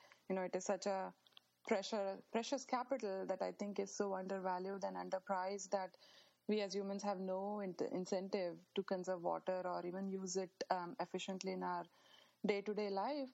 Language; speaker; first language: English; non-native, local second language; Marathi